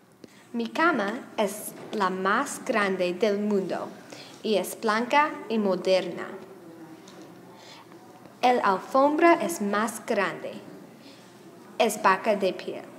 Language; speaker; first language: Spanish; non-native, learner; English